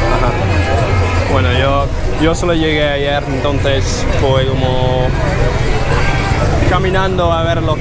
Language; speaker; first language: Spanish; non-native, fluent; English